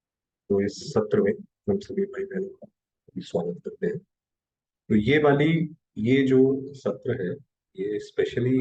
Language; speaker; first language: Hindi; native; Hindi